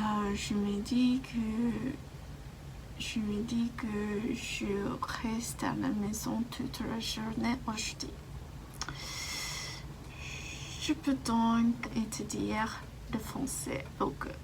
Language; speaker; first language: French; non-native, learner; Japanese